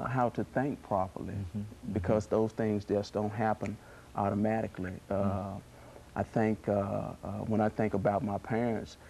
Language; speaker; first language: English; native; English